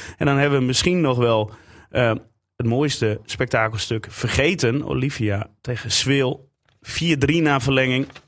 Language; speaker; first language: Dutch; native; Dutch